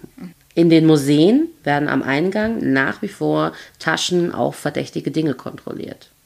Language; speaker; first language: German; native; German